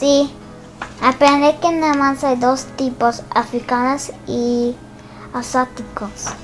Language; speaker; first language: Spanish; early bilingual, heritage; Spanish